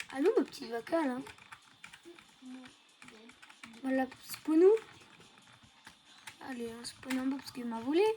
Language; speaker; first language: French; native; French